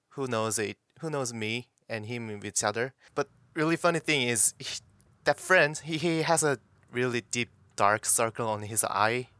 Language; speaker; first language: English; non-native, learner; Korean